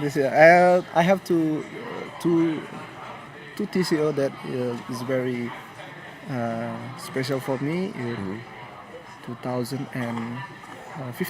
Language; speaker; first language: English; non-native, learner; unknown